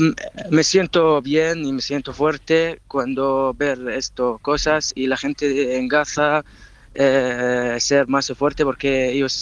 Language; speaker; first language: Spanish; non-native, learner; Arabic